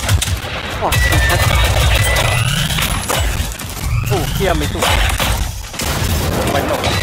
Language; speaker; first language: English; non-native, learner; Hungarian